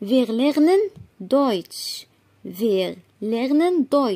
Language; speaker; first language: German; non-native, fluent; Arabic